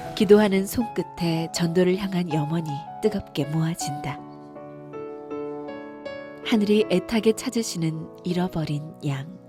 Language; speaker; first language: Korean; native; Korean